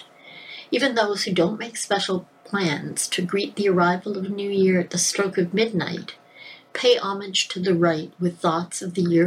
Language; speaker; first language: English; native; English